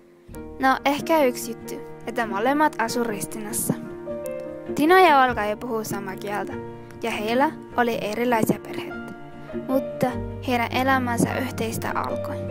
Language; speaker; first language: Finnish; non-native, learner; Spanish